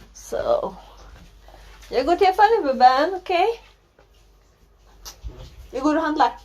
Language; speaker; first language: Swedish; native; Swedish